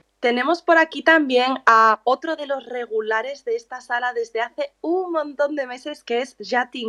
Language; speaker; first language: Spanish; native; Spanish